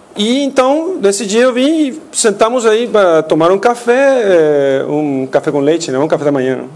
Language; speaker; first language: Portuguese; non-native, fluent; Spanish